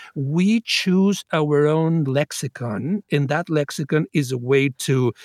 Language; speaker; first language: English; non-native, fluent; Spanish